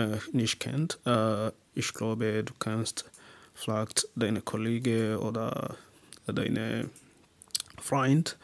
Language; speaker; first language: German; non-native, learner; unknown